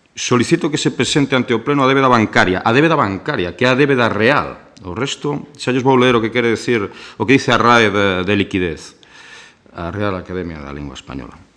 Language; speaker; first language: Galician; native; Galician